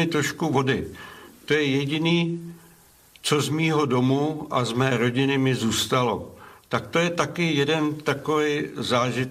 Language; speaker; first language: Czech; non-native, local second language; German